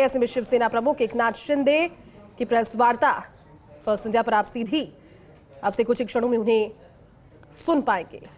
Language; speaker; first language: Hindi; native; Hindi